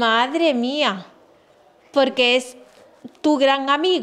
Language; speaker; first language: Spanish; native; Spanish